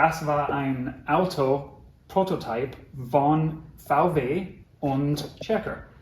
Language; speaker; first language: German; non-native, learner; English